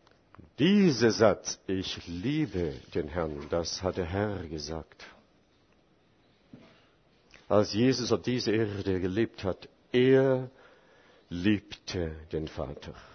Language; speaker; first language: German; non-native, fluent; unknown